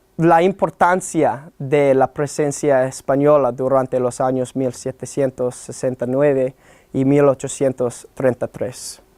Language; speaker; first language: Spanish; non-native, learner; English